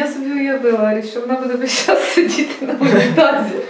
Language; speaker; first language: Russian; non-native, local second language; Ukrainian